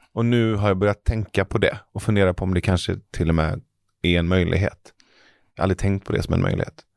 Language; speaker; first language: Swedish; early bilingual, other home language; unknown